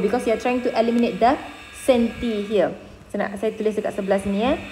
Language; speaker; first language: English; non-native, local second language; Malay